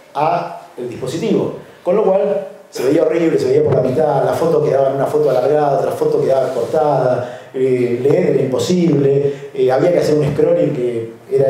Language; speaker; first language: Spanish; native; Spanish